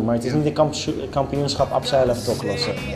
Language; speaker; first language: Dutch; native; Dutch